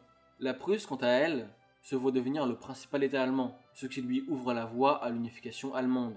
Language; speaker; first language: French; native; French